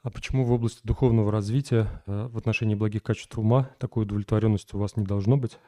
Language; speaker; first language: Russian; native; Russian